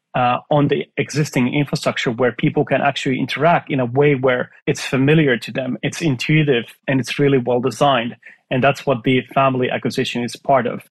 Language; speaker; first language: English; non-native, fluent; Finnish